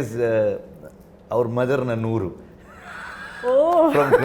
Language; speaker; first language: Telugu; non-native, learner; Kannada